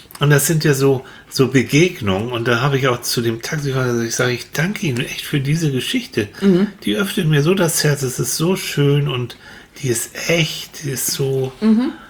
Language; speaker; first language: German; native; German